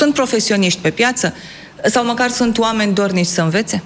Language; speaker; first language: Romanian; native; Romanian